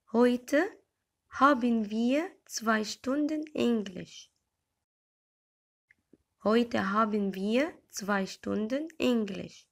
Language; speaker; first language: German; non-native, fluent; Arabic